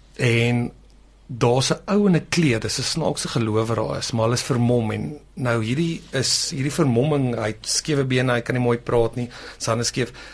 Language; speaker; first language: Afrikaans; native; Afrikaans